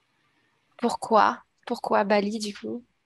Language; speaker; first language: French; native; French